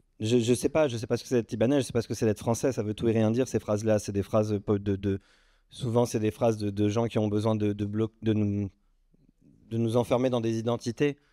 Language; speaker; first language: French; early bilingual, other home language; Arabic